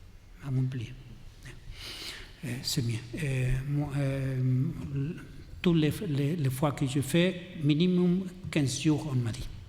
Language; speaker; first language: French; non-native, learner; Catalan